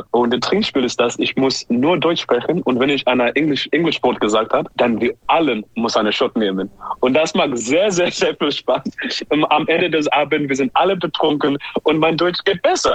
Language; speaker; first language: German; non-native, learner; English